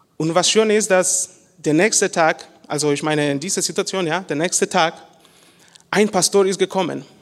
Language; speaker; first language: German; non-native, learner; Spanish